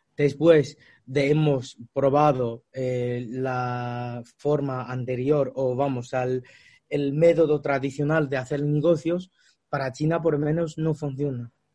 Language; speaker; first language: Spanish; non-native, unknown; Chinese